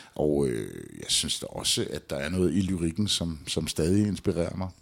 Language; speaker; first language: Danish; native; Danish